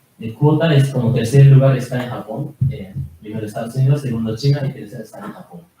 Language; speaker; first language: Spanish; non-native, learner; Japanese